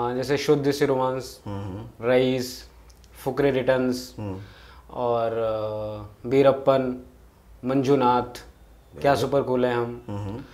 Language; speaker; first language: Hindi; native; Hindi